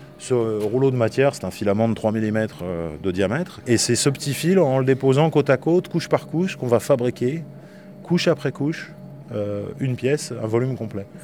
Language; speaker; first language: French; native; French